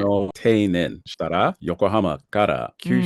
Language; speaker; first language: Japanese; non-native, learner; English